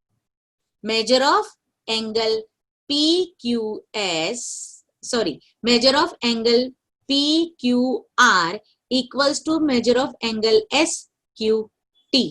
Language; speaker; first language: English; non-native, local second language; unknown